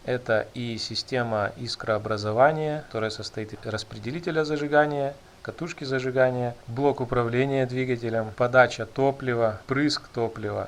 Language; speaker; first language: Russian; native; Russian